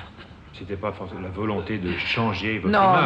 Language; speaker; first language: French; native; French